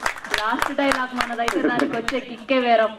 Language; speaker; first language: Telugu; native; Telugu